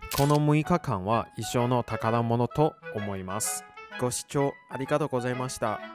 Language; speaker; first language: Japanese; non-native, learner; Chinese